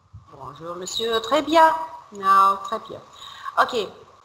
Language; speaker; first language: French; non-native, fluent; Arabic